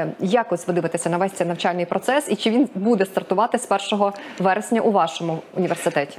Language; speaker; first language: Ukrainian; native; Ukrainian